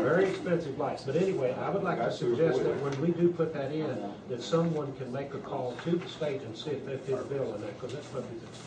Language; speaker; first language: English; native; English